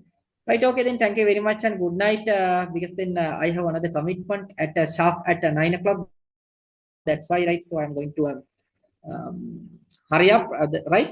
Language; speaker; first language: English; non-native, local second language; Sinhala